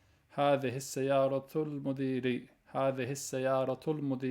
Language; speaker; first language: Arabic; non-native, fluent; English